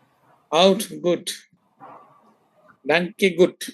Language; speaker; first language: German; non-native, learner; Bangla